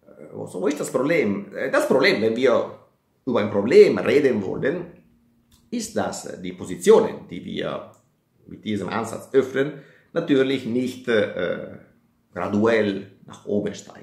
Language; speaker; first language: German; non-native, fluent; Italian